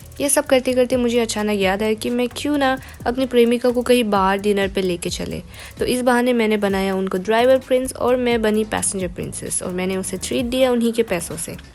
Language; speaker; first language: Hindi; non-native, local second language; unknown